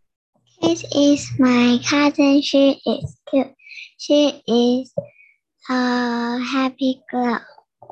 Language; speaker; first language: English; non-native, learner; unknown